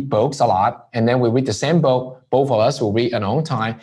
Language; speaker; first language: English; non-native, local second language; Cantonese